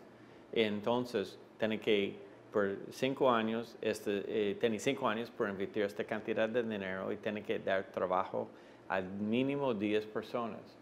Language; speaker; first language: Spanish; non-native, fluent; English